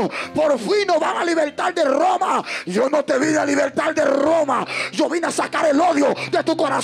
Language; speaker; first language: Spanish; native; Spanish